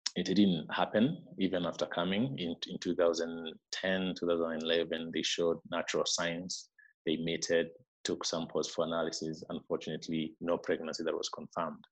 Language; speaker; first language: English; non-native, local second language; Meru